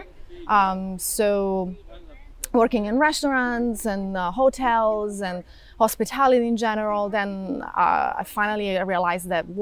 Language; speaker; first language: English; non-native, fluent; Italian